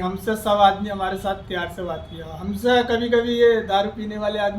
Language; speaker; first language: Hindi; native; Hindi